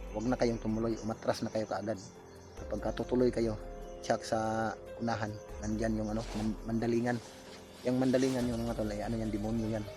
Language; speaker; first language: Filipino; non-native, local second language; Cebuano